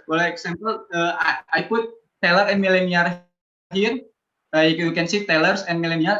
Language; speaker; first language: English; non-native, learner; Indonesian